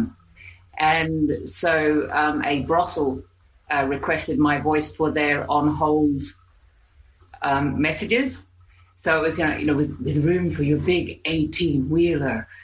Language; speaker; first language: English; native; English